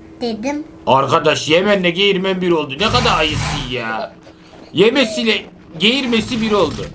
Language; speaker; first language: Turkish; native; Turkish